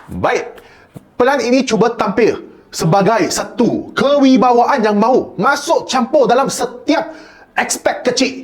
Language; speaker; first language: Malay; non-native, local second language; Chinese